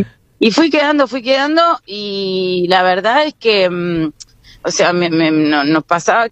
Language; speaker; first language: Spanish; native; Spanish